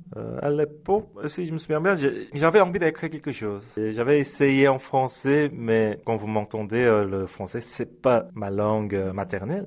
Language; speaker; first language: French; early bilingual, other home language; Korean